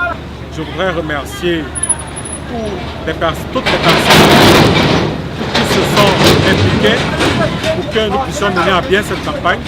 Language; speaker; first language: French; native; French